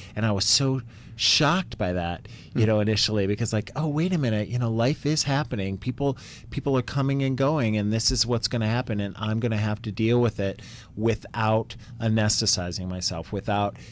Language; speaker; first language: English; native; English